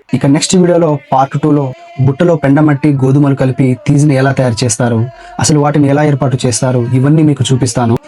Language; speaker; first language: Telugu; non-native, local second language; Lambadi